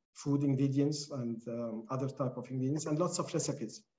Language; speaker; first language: English; non-native, fluent; Arabic